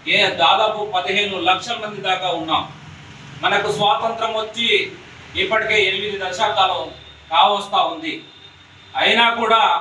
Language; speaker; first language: Telugu; non-native, local second language; Lambadi